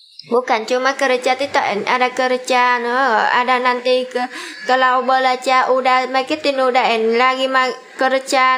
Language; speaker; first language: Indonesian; non-native, learner; Vietnamese